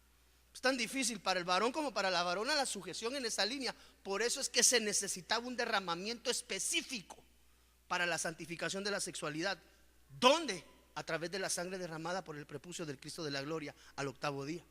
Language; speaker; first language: Spanish; native; Spanish